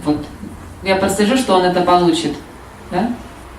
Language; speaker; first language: Russian; native; Russian